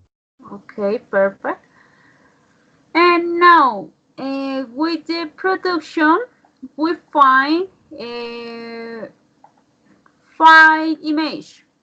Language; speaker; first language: English; non-native, learner; Spanish